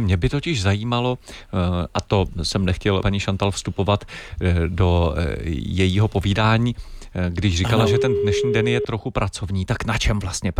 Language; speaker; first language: Czech; native; Czech